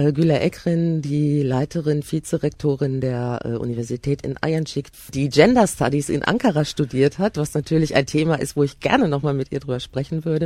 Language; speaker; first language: German; native; German